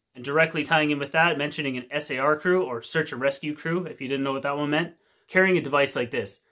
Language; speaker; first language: English; native; English